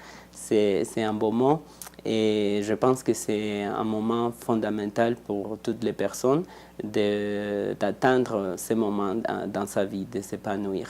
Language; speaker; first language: French; non-native, fluent; Spanish